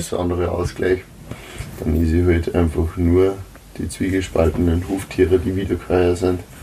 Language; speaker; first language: German; native; German